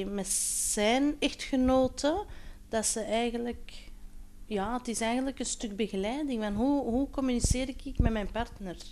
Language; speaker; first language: Dutch; non-native, local second language; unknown